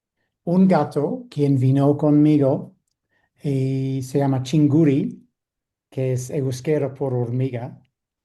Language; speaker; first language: Spanish; non-native, fluent; English